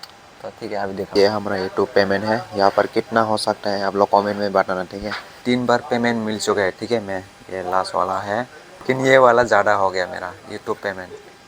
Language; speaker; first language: Hindi; non-native, local second language; Kok Borok